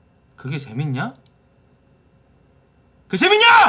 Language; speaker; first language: Korean; native; Korean